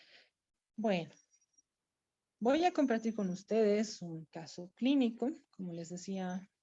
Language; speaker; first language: Spanish; native; Spanish